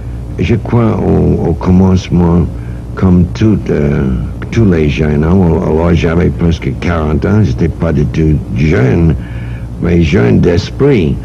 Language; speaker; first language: French; non-native, fluent; English